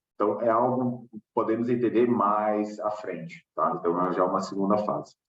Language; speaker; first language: Portuguese; native; Portuguese